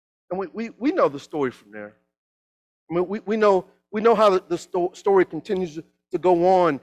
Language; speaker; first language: English; native; English